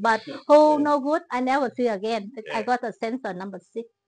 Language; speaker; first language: English; non-native, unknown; Vietnamese